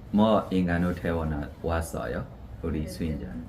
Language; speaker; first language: Korean; non-native, fluent; Burmese